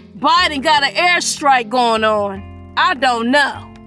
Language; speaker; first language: English; early bilingual, other home language; Yoruba